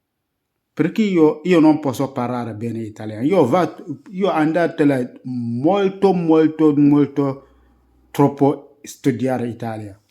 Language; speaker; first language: Italian; non-native, learner; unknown